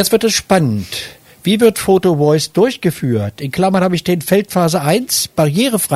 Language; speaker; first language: German; native; German